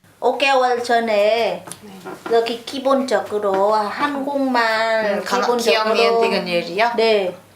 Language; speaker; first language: Korean; non-native, learner; Vietnamese